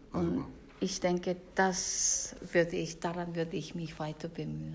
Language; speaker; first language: German; non-native, fluent; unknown